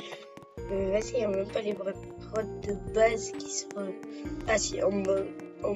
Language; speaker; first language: French; native; French